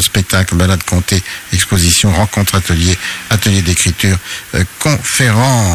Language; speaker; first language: French; native; French